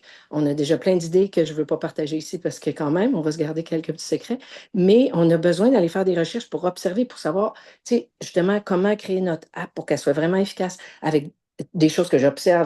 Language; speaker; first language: French; native; French